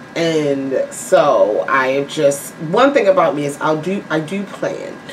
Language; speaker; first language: English; native; English